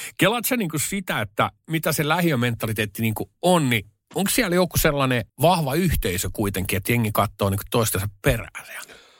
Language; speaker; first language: Finnish; native; Finnish